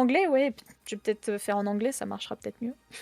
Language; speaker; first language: French; native; French